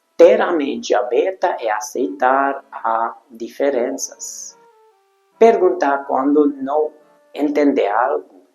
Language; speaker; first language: Portuguese; non-native, fluent; Hungarian